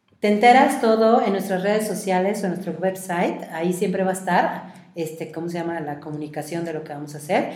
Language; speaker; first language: Spanish; native; Spanish